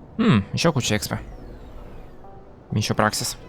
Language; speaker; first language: Russian; native; Russian